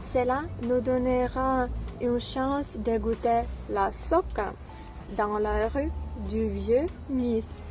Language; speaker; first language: French; non-native, learner; Ukrainian